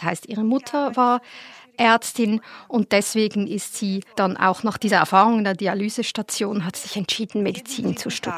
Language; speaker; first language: German; native; German